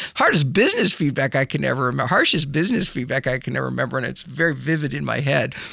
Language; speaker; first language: English; native; English